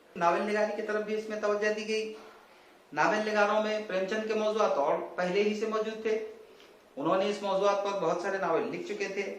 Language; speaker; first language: Urdu; native; Urdu